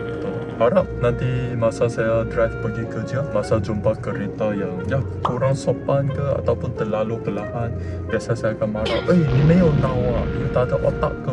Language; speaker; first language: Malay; non-native, local second language; Chinese